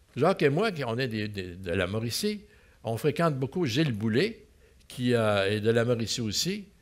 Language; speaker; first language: French; native; French